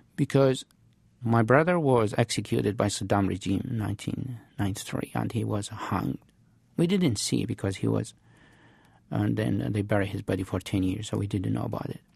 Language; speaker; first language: English; non-native, fluent; Arabic